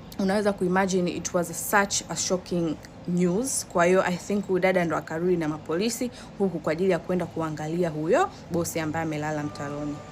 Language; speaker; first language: Swahili; native; Swahili